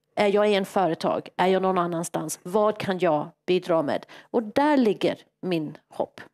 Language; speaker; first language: Swedish; non-native, fluent; English